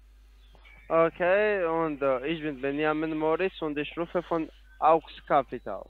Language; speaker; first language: German; non-native, learner; Italian